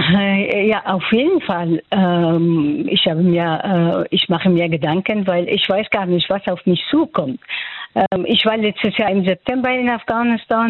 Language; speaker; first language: German; non-native, fluent; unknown